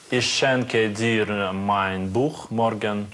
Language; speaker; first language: German; non-native, learner; Russian